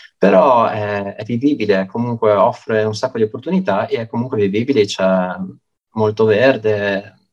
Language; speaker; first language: Italian; native; Italian